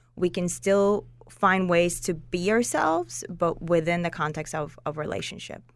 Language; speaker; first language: English; non-native, fluent; Spanish